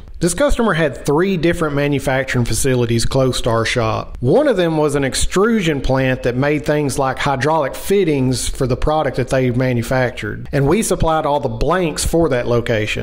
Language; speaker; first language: English; native; English